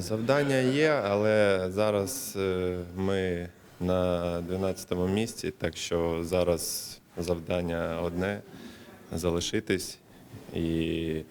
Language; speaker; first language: Ukrainian; non-native, local second language; Russian